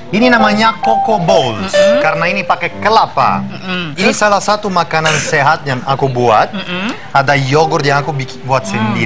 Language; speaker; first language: Indonesian; non-native, fluent; Italian